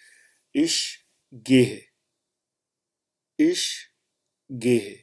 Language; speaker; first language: German; non-native, fluent; Urdu